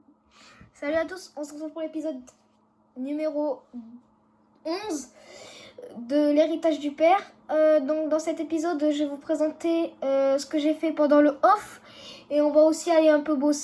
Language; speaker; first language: French; native; French